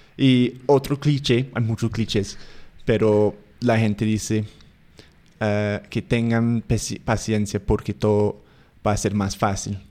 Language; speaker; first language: Spanish; non-native, fluent; English